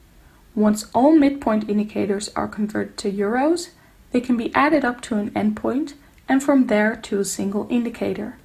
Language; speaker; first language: English; non-native, fluent; Dutch